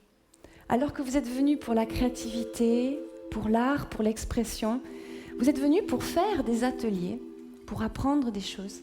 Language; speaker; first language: French; native; French